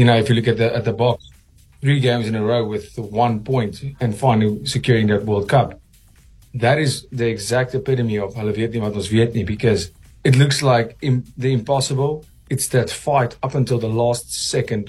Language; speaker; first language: English; non-native, local second language; Afrikaans